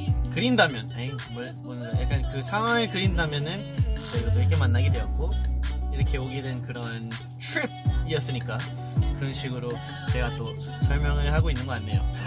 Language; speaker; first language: Korean; early bilingual, heritage; Korean